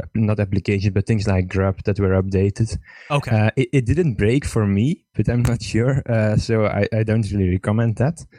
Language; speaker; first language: English; non-native, fluent; Estonian